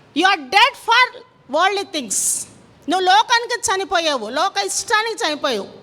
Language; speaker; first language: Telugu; non-native, local second language; Kannada